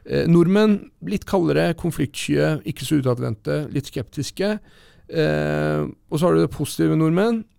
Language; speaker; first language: Norwegian; early bilingual, other home language; Persian